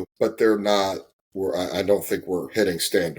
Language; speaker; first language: English; native; English